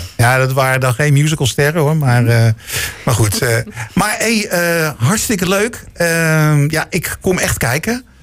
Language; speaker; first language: Dutch; native; Dutch